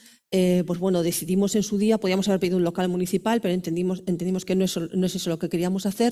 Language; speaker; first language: Spanish; native; Spanish